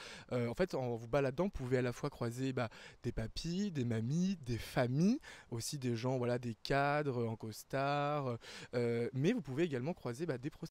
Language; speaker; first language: French; native; French